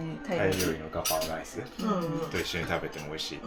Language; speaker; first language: Japanese; native; Japanese